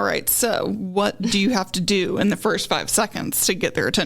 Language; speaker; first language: English; native; English